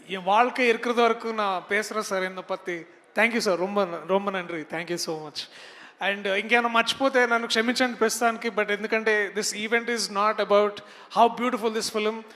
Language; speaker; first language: Telugu; native; Telugu